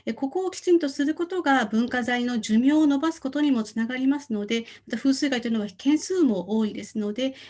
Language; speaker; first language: Japanese; non-native, fluent; Korean